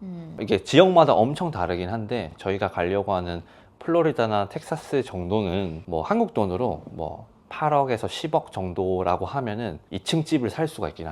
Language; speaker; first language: Korean; non-native, local second language; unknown